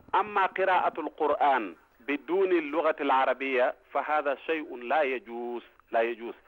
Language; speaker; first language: Arabic; non-native, fluent; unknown